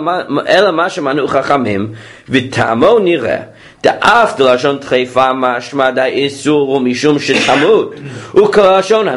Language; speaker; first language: Hebrew; non-native, fluent; English